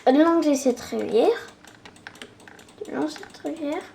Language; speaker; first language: French; native; French